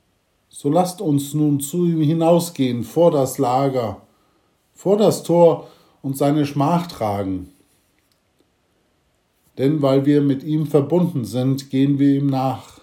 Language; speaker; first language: German; native; German